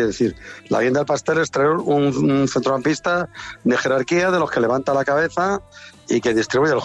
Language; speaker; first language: Spanish; native; Spanish